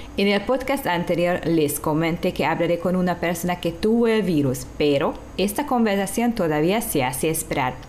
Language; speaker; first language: Spanish; non-native, learner; Hungarian